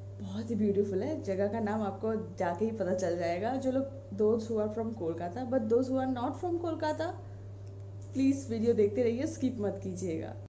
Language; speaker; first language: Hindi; native; Hindi